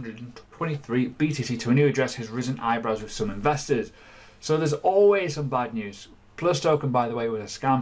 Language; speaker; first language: English; native; English